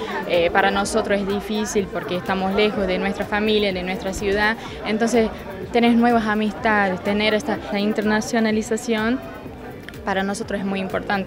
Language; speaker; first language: Spanish; non-native, fluent; Portuguese